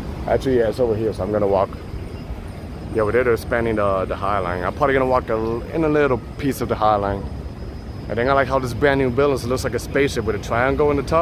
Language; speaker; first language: English; non-native, local second language; Spanish